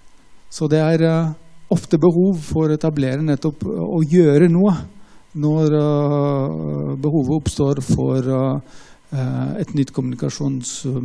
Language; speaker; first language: Norwegian; non-native, fluent; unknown